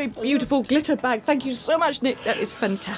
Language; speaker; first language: English; native; English